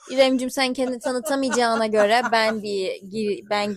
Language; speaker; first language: Turkish; early bilingual, heritage; Turkish